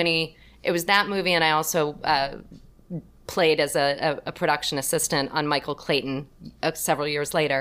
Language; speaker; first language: English; native; English